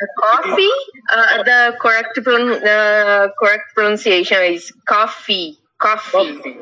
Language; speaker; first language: English; non-native, learner; Portuguese